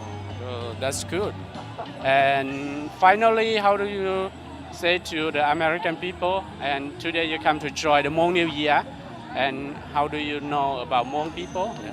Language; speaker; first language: English; non-native, learner; Hmong